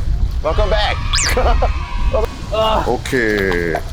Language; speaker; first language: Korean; non-native, fluent; English